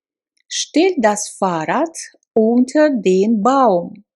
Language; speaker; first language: German; non-native, fluent; Russian